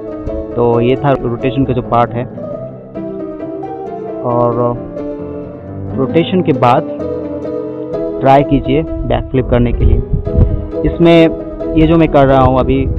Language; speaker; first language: Hindi; non-native, local second language; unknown